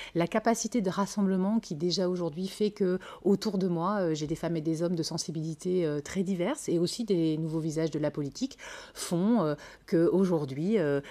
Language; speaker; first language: French; native; French